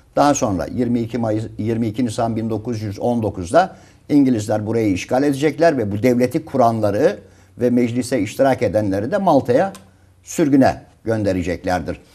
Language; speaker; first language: Turkish; native; Turkish